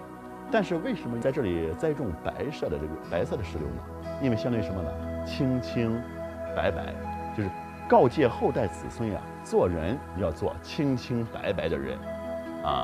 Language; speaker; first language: Chinese; native; Chinese